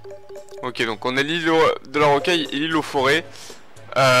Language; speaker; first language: French; native; French